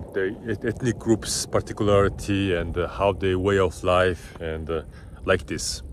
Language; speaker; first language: English; non-native, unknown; Mongolian